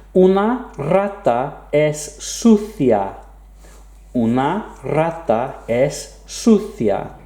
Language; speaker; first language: Spanish; non-native, fluent; English